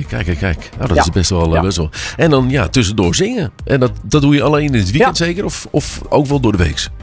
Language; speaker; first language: Dutch; native; Dutch